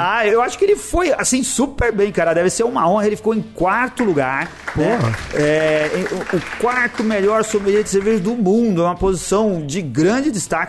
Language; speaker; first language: Portuguese; native; Portuguese